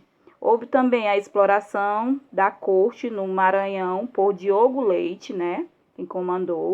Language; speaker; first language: Portuguese; native; Portuguese